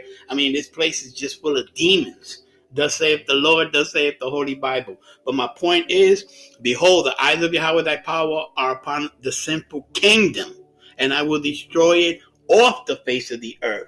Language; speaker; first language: English; native; English